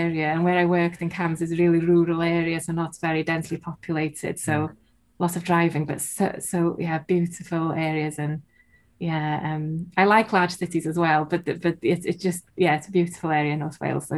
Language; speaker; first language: English; non-native, local second language; Welsh